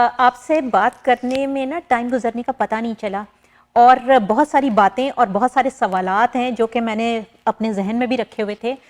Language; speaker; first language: Urdu; native; Urdu